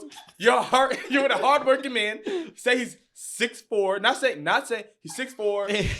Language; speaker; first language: English; native; English